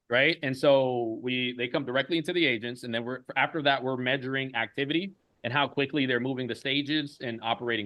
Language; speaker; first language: English; native; English